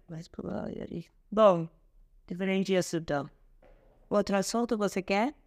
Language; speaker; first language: Portuguese; non-native, learner; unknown